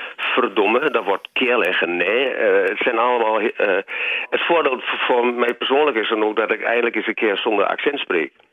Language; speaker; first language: Dutch; native; Dutch